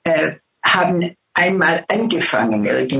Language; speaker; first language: German; non-native, fluent; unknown